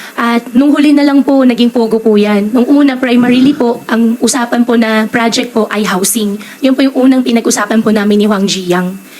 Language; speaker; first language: Filipino; native; Filipino